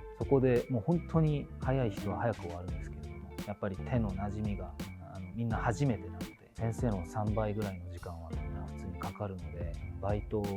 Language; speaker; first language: Japanese; non-native, fluent; Korean